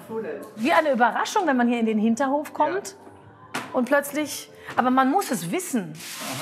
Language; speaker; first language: German; native; German